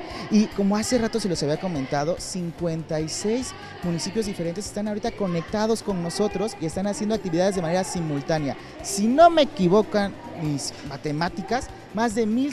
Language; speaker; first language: Spanish; native; Spanish